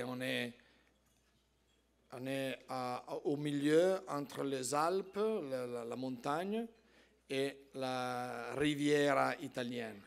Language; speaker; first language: French; non-native, fluent; Italian